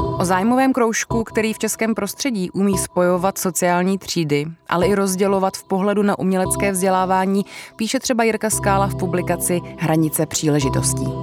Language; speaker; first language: Czech; native; Czech